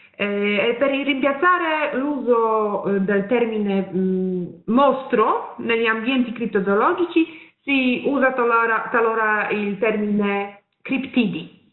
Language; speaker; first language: Italian; non-native, fluent; Polish